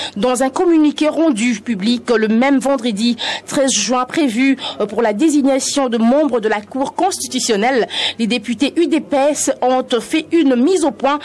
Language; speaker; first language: French; non-native, local second language; Lingala